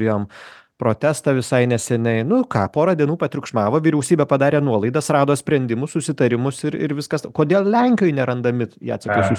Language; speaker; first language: Lithuanian; native; Lithuanian